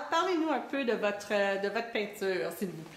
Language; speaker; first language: French; native; French